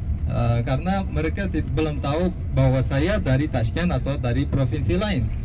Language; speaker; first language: Indonesian; non-native, fluent; Uzbek